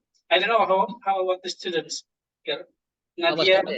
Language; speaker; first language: English; non-native, fluent; Indonesian